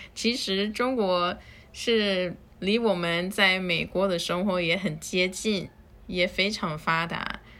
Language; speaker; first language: Chinese; non-native, fluent; Spanish